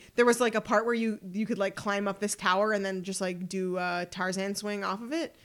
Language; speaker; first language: English; native; English